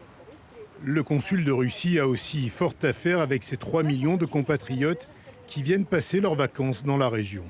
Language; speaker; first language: French; native; French